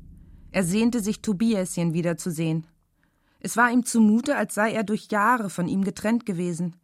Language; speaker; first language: German; native; German